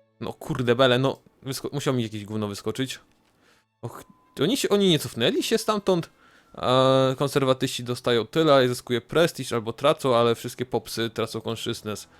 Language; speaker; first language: Polish; native; Polish